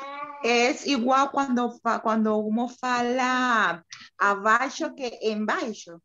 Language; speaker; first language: Portuguese; non-native, learner; Spanish